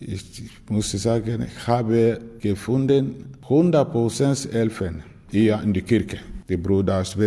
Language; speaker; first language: German; non-native, learner; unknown